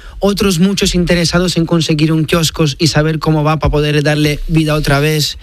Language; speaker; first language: Spanish; non-native, fluent; Italian